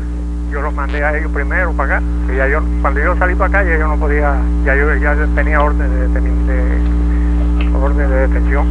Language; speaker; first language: Spanish; native; Spanish